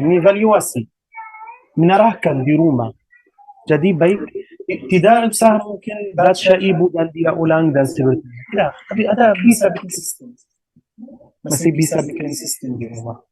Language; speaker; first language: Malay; non-native, learner; Arabic